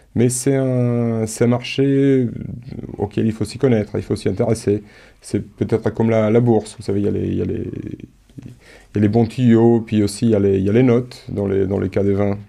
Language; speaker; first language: French; non-native, fluent; Romanian